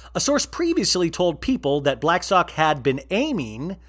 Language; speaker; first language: English; native; English